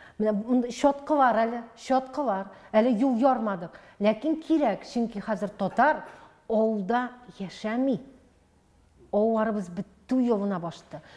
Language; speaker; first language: Tatar; native; Tatar